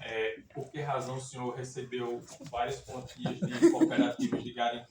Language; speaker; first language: Portuguese; native; Portuguese